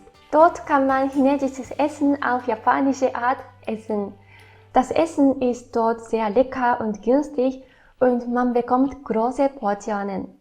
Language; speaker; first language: German; non-native, fluent; Japanese